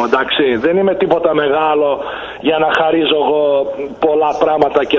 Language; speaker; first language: Greek; early bilingual, heritage; Greek